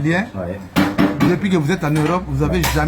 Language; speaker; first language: French; non-native, local second language; Lingala